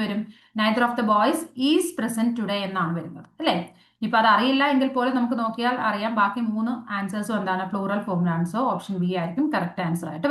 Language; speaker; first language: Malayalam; native; Malayalam